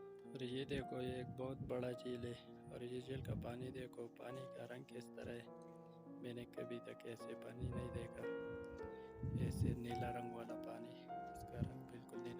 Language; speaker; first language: Hindi; non-native, local second language; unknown